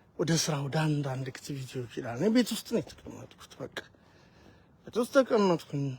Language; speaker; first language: Amharic; native; Amharic